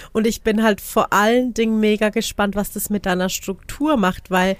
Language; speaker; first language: German; native; German